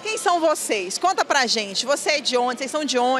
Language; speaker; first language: Portuguese; native; Portuguese